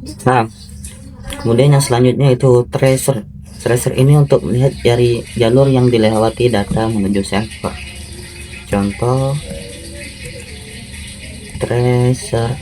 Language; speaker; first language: Indonesian; native; Indonesian